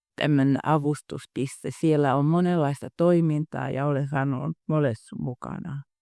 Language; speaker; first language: Finnish; native; Finnish